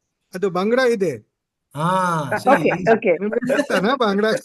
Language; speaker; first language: Kannada; non-native, learner; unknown